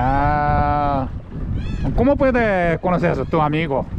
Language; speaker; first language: Spanish; non-native, learner; Korean